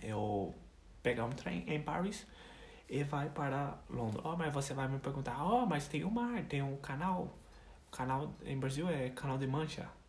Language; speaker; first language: Portuguese; non-native, fluent; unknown